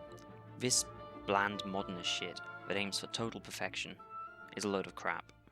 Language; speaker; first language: English; native; English